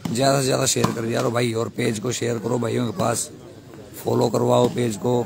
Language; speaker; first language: Hindi; native; Hindi